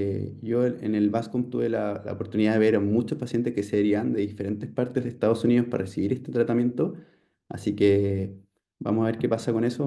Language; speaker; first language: Spanish; native; Spanish